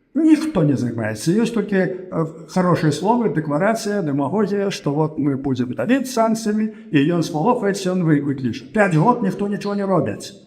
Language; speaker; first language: Belarusian; native; Belarusian